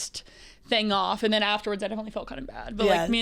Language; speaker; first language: English; native; English